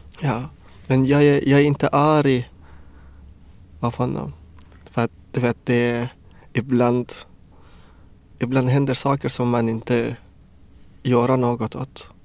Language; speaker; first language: Swedish; non-native, fluent; Persian